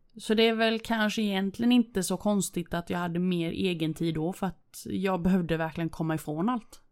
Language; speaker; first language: Swedish; early bilingual, other home language; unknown